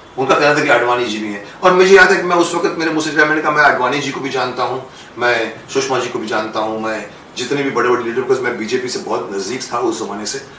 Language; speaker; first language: Hindi; native; Hindi